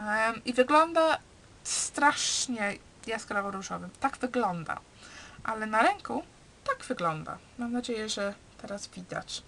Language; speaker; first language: Polish; early bilingual, heritage; Polish